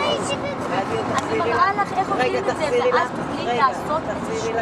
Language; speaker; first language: Hebrew; early bilingual, other home language; English